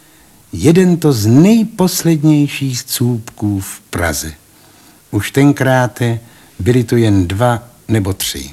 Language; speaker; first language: Czech; native; Czech